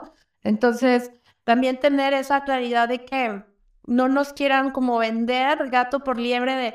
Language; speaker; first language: Spanish; native; Spanish